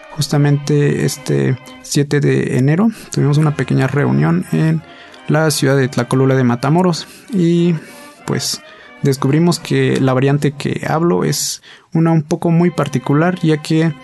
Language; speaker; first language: Spanish; native; Spanish